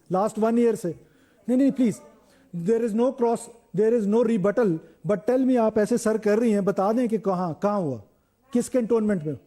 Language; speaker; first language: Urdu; non-native, local second language; Baluchi